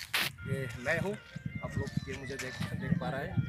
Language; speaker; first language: Hindi; non-native, local second language; Bangla